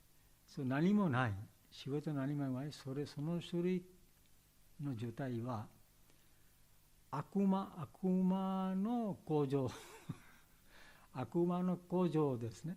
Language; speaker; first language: Japanese; non-native, learner; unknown